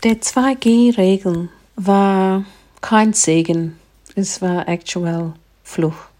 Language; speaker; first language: German; non-native, fluent; English